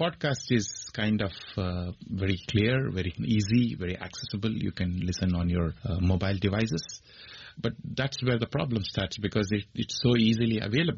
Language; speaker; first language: English; non-native, local second language; Kannada